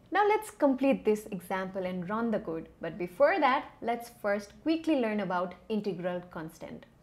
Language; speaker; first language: English; non-native, local second language; Nepali